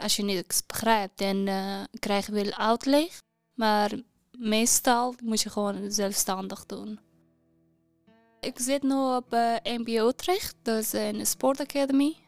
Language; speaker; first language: Dutch; non-native, learner; Persian